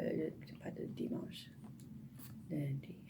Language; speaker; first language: French; non-native, learner; English